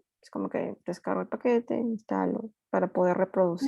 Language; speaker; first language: Spanish; native; Spanish